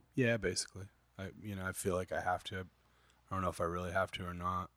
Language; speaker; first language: English; native; English